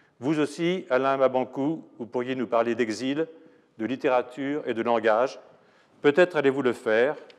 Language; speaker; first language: French; native; French